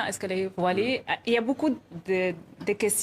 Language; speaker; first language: French; non-native, fluent; Arabic